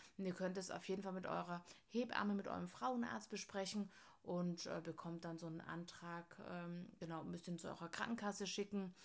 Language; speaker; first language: German; native; German